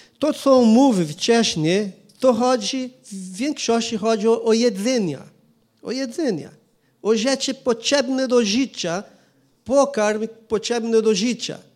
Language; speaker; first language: Polish; non-native, learner; Portuguese